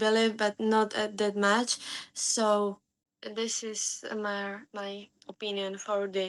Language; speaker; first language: English; non-native, learner; Slovak